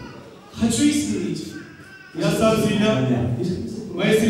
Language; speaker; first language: Russian; non-native, learner; Korean